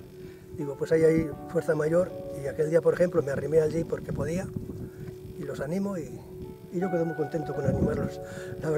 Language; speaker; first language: Spanish; native; Spanish